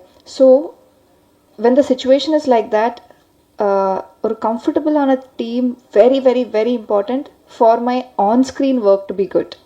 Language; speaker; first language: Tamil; non-native, learner; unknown